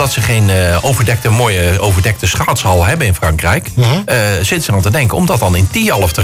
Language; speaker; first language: Dutch; native; Dutch